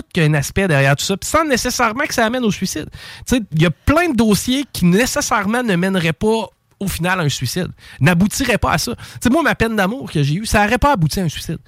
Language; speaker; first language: French; native; French